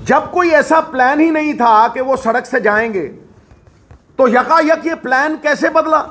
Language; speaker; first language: Hindi; non-native, local second language; Punjabi